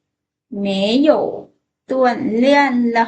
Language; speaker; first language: Chinese; non-native, fluent; Lao